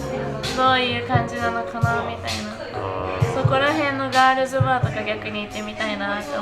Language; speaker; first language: Japanese; native; Japanese